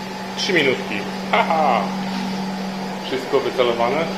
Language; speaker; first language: Polish; native; Polish